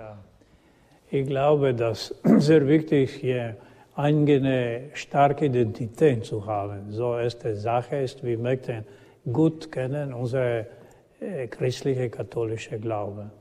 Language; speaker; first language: German; non-native, learner; Croatian